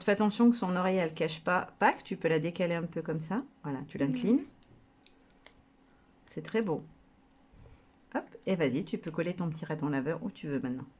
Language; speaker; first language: French; native; French